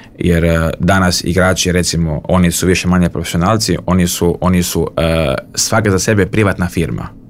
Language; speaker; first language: Serbian; early bilingual, heritage; Bosnian